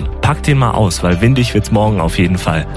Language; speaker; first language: German; native; German